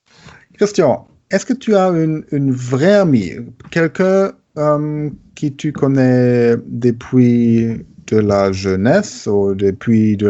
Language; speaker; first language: French; non-native, learner; German